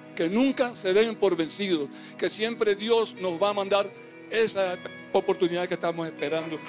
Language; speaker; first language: Spanish; native; Spanish